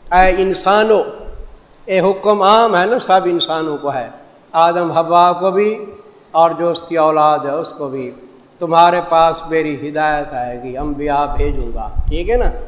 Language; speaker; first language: Urdu; non-native, local second language; Saraiki